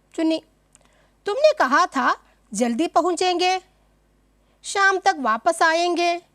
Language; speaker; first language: Hindi; non-native, local second language; Malayalam